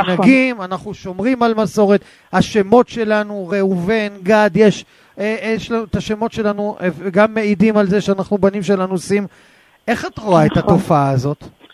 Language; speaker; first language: Hebrew; native; Hebrew